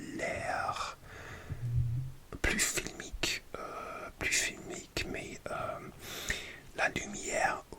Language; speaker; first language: French; non-native, learner; English